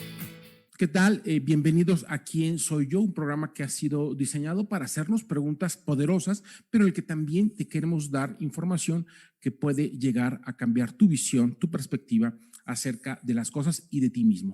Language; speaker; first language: Spanish; native; Spanish